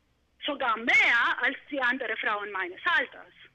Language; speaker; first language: German; non-native, fluent; Greek